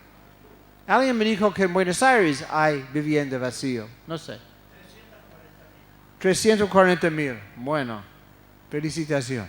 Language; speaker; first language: Spanish; non-native, fluent; English